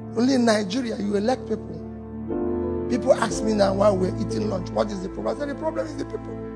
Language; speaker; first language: English; non-native, local second language; Igbo